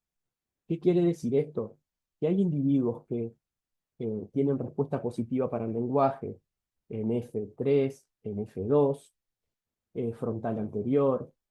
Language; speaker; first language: Spanish; native; Spanish